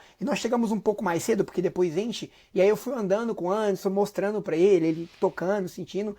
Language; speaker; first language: Portuguese; native; Portuguese